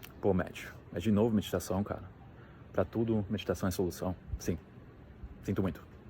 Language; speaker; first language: Portuguese; native; Portuguese